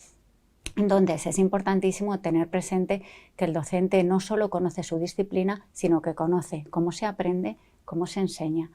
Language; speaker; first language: Spanish; native; Spanish